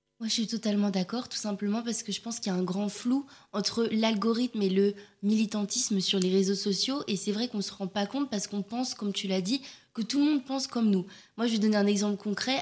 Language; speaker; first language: French; native; French